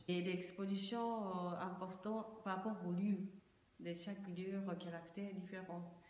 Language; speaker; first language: French; non-native, learner; Japanese